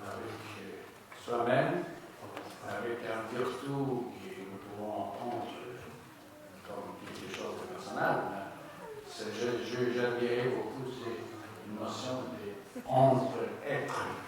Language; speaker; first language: French; non-native, learner; Spanish